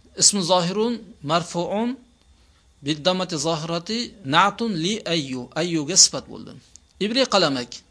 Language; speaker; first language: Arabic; non-native, fluent; Uzbek